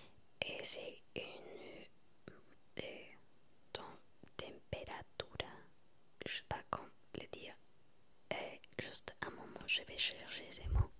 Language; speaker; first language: French; non-native, learner; Spanish